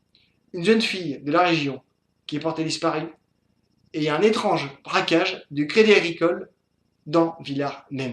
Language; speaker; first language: French; native; French